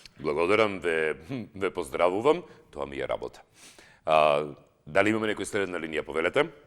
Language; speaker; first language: Macedonian; native; Macedonian